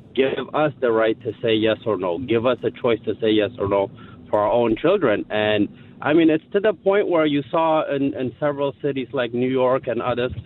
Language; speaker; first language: English; non-native, fluent; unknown